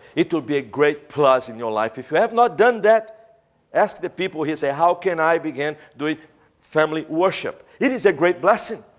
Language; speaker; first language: English; non-native, fluent; Portuguese